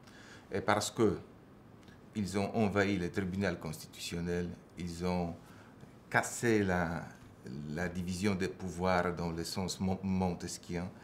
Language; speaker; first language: French; non-native, fluent; Polish